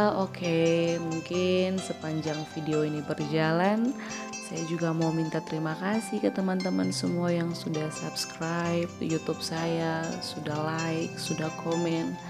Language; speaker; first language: Indonesian; native; Indonesian